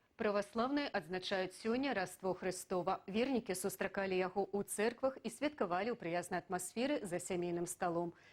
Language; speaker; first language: Belarusian; native; Belarusian